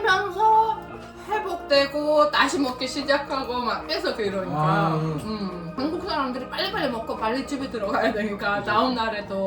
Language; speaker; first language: Korean; non-native, fluent; Russian